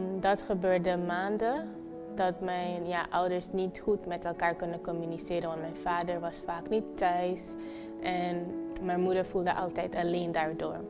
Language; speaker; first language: Dutch; non-native, local second language; Papiamento